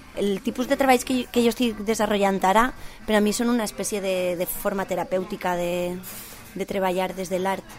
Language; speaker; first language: Catalan; native; Catalan